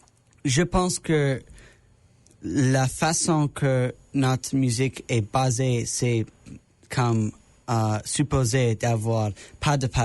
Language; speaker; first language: French; non-native, learner; English